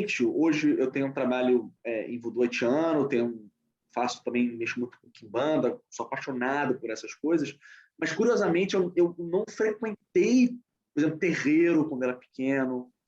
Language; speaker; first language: Portuguese; native; Portuguese